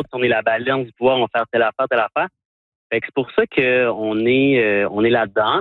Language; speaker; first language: French; native; French